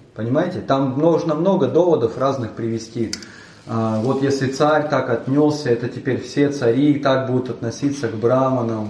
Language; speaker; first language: Russian; native; Russian